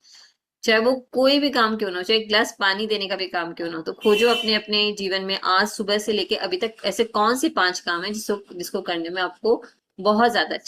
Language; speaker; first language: Hindi; native; Hindi